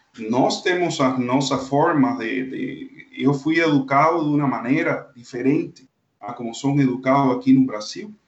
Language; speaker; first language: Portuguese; non-native, fluent; Spanish